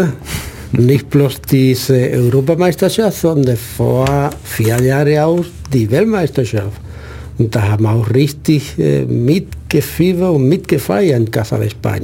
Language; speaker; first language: German; non-native, fluent; Spanish